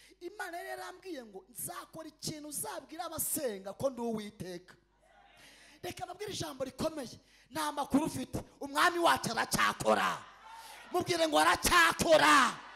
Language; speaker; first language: Kinyarwanda; native; Kinyarwanda